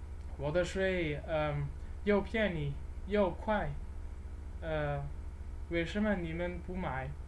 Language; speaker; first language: Chinese; non-native, learner; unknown